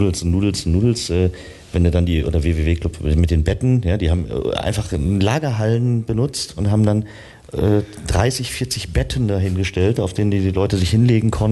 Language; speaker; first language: German; native; German